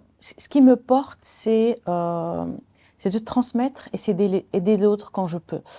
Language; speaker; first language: French; non-native, local second language; Arabic